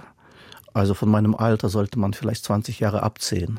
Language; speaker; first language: German; non-native, fluent; Russian